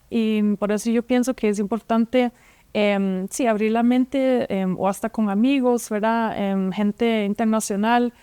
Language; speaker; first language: Spanish; non-native, fluent; German